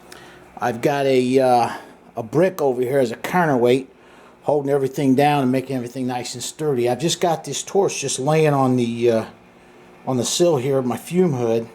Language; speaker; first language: English; native; English